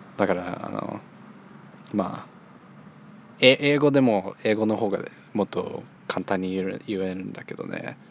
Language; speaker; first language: Japanese; early bilingual, heritage; Japanese